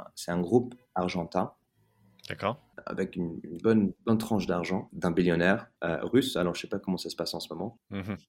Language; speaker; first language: French; early bilingual, heritage; French